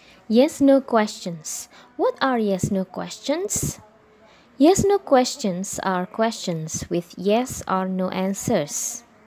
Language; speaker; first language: English; non-native, fluent; Indonesian